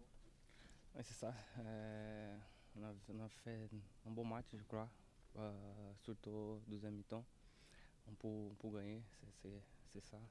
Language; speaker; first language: French; non-native, learner; Portuguese